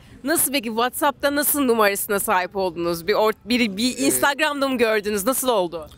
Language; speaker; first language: Turkish; native; Turkish